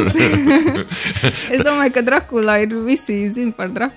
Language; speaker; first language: Latvian; non-native, learner; Romanian